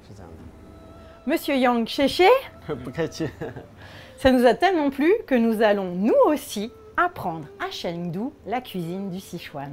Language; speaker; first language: French; native; French